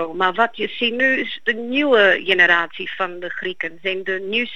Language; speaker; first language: Dutch; non-native, fluent; Greek